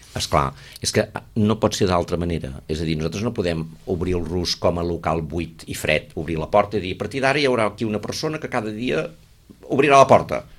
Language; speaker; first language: Catalan; native; Catalan